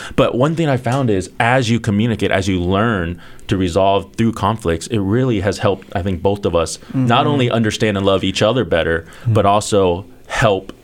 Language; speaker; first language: English; early bilingual, other home language; Chinese